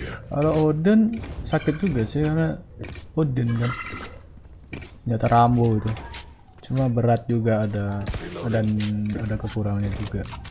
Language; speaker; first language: Indonesian; native; Indonesian